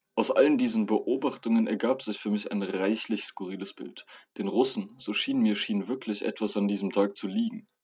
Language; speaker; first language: German; native; German